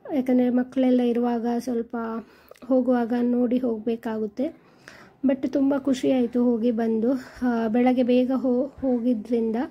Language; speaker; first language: Kannada; native; Kannada